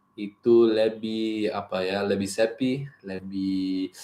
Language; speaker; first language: Indonesian; non-native, learner; English